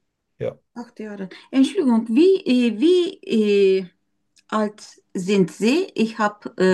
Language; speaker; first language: German; non-native, learner; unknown